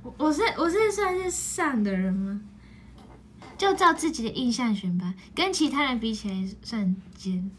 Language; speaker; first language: Chinese; non-native, fluent; Japanese